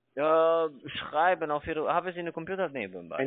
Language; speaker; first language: German; non-native, fluent; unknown